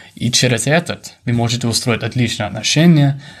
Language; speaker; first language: Russian; non-native, fluent; English